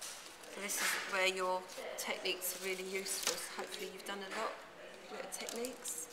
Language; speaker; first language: English; native; English